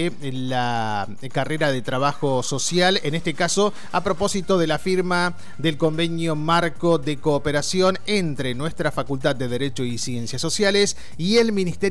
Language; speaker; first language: Spanish; native; Spanish